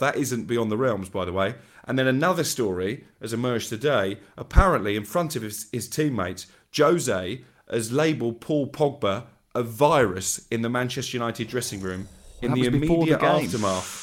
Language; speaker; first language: English; native; English